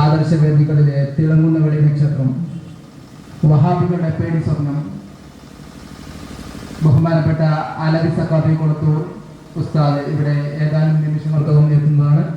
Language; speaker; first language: Malayalam; native; Malayalam